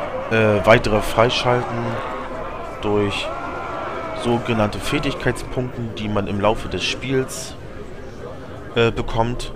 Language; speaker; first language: German; native; German